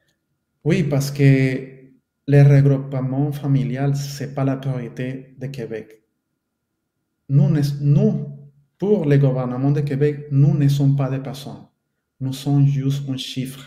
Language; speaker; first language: French; non-native, fluent; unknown